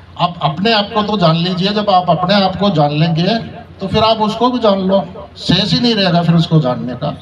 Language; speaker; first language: Hindi; native; Hindi